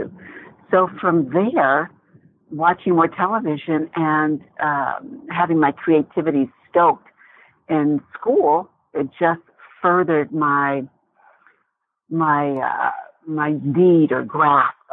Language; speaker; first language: English; native; English